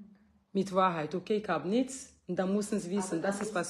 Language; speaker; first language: German; non-native, learner; English